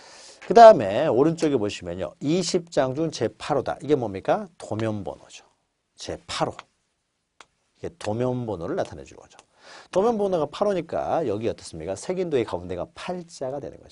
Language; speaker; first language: Korean; native; Korean